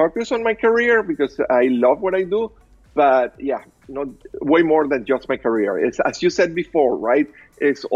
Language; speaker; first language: English; non-native, fluent; Spanish